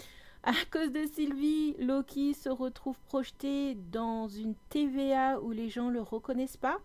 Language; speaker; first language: French; native; French